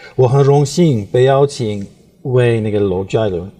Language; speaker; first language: Chinese; non-native, fluent; Dutch